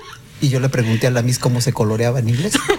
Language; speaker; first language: Spanish; native; Spanish